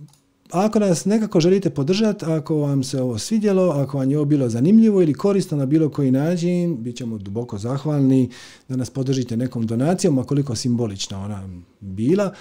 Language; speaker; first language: Croatian; native; Croatian